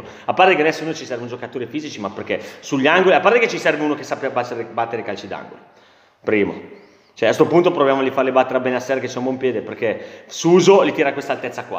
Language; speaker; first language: Italian; native; Italian